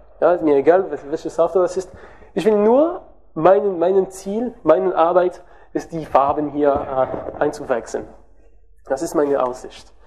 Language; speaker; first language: German; non-native, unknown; French